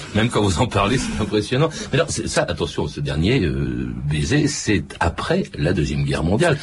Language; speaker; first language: French; native; French